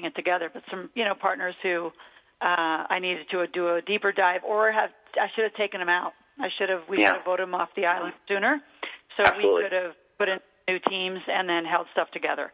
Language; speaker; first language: English; native; English